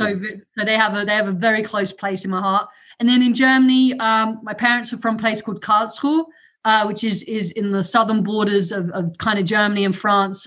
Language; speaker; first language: English; non-native, local second language; German